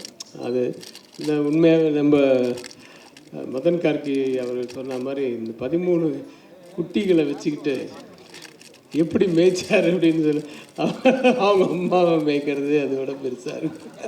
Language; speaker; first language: Tamil; native; Tamil